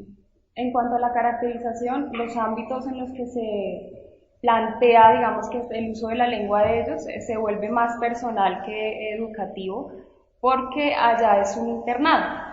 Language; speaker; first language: Spanish; native; Spanish